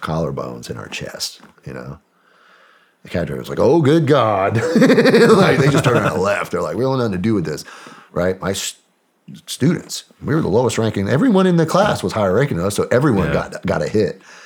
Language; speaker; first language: English; native; English